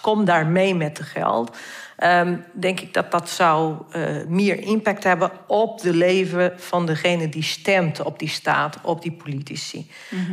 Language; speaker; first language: Dutch; non-native, fluent; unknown